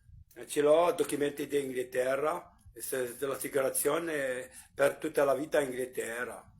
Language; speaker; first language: Italian; non-native, learner; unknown